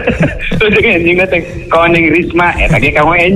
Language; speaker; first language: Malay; non-native, local second language; Sundanese